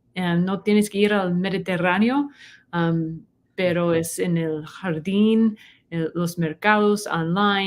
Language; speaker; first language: Spanish; non-native, fluent; English